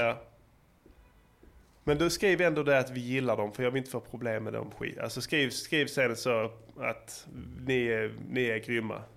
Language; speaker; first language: Swedish; native; Swedish